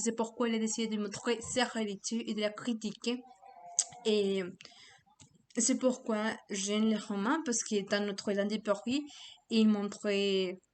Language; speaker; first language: French; non-native, learner; Spanish